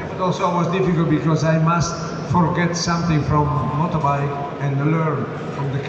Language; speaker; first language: English; non-native, learner; Italian